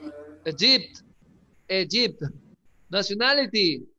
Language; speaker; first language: English; non-native, learner; Spanish